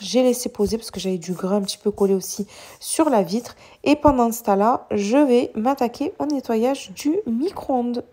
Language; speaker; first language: French; native; French